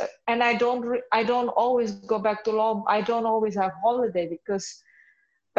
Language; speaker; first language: English; non-native, fluent; Indonesian